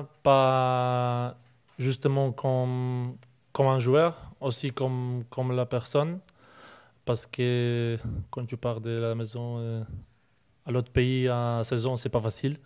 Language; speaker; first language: French; non-native, learner; Polish